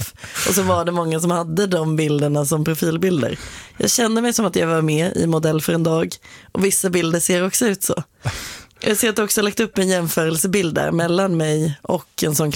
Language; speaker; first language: Swedish; native; Swedish